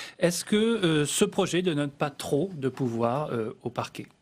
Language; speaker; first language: French; native; French